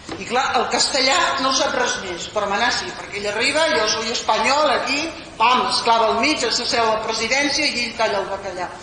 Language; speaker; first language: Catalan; non-native, local second language; Spanish